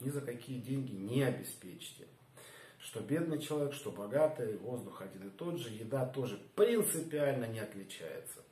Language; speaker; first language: Russian; native; Russian